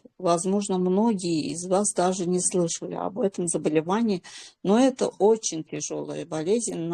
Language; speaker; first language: Russian; non-native, local second language; Azerbaijani